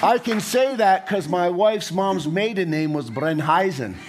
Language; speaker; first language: English; native; English